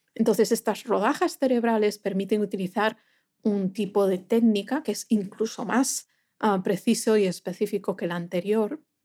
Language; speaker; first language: Spanish; native; Spanish